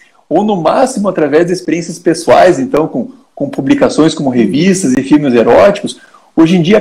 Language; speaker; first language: Portuguese; native; Portuguese